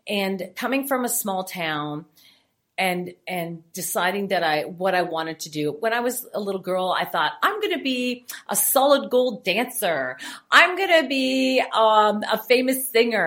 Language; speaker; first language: English; native; English